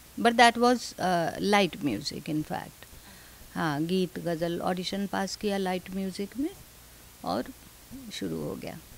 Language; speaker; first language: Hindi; non-native, local second language; Dogri